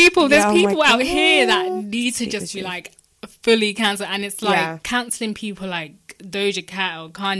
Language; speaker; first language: English; native; English